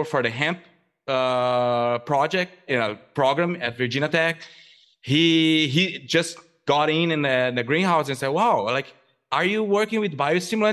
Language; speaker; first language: English; non-native, fluent; Portuguese